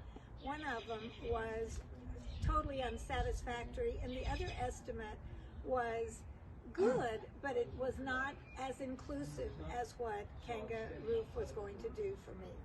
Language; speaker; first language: English; native; English